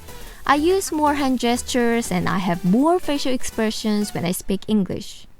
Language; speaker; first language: English; non-native, fluent; Korean